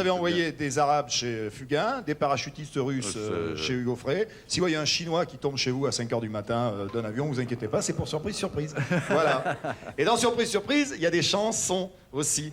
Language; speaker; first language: French; native; French